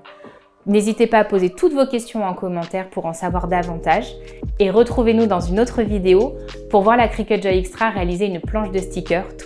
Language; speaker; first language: French; native; French